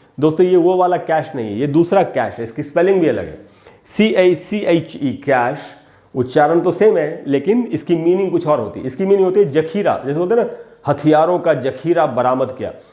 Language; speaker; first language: Hindi; native; Hindi